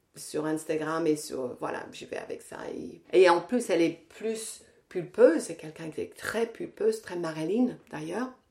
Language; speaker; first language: French; non-native, fluent; English